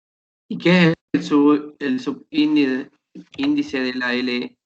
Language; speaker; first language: Spanish; native; Spanish